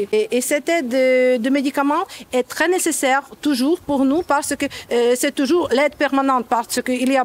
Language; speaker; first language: French; non-native, fluent; Ukrainian